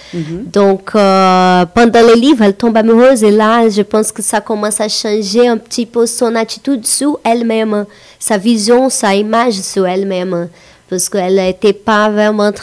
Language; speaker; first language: French; non-native, fluent; Portuguese